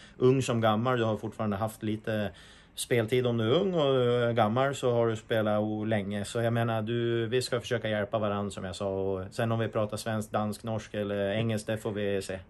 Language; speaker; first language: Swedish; native; Swedish